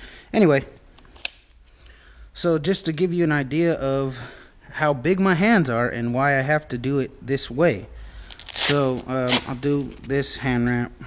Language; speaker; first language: English; native; English